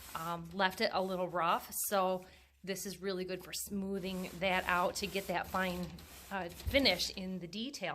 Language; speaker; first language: English; native; English